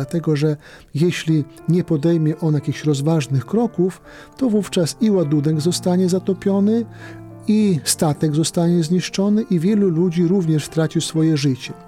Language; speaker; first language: Polish; native; Polish